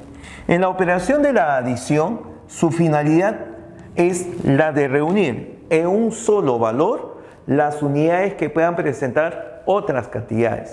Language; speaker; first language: Spanish; native; Spanish